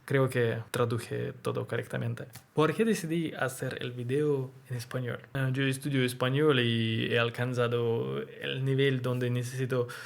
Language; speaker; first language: Spanish; non-native, learner; Russian